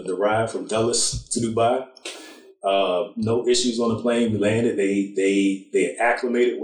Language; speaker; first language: English; native; English